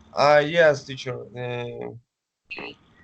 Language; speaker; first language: English; non-native, learner; Spanish